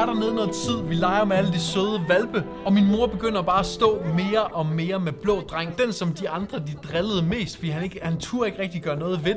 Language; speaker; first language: Danish; native; Danish